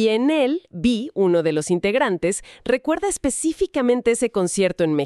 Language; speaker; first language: Spanish; native; Spanish